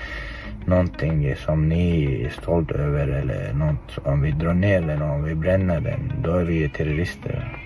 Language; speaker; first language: Swedish; non-native, fluent; Chechen